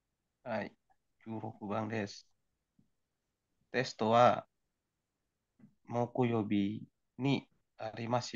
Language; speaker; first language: Japanese; non-native, learner; Indonesian